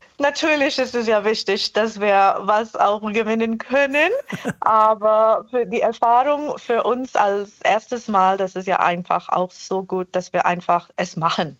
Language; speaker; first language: German; non-native, fluent; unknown